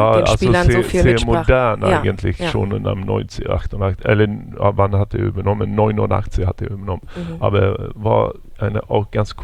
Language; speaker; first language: German; non-native, fluent; Swedish